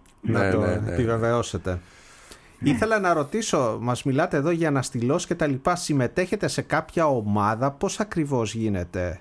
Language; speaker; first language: Greek; native; Greek